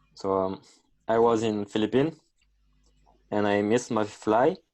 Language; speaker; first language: English; non-native, learner; French